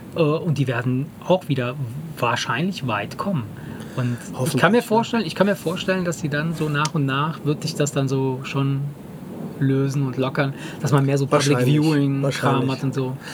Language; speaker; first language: German; native; German